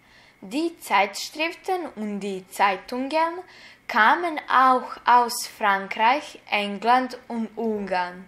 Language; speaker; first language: German; non-native, fluent; Serbian